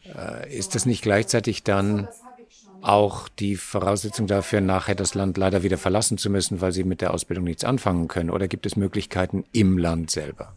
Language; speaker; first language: German; native; German